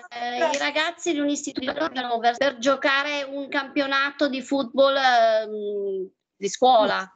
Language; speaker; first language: Italian; native; Italian